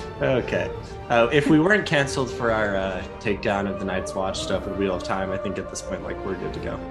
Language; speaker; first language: English; native; English